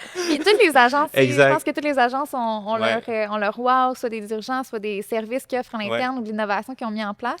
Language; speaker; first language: French; native; French